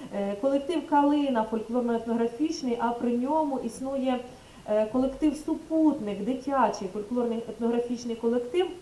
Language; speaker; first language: Ukrainian; native; Ukrainian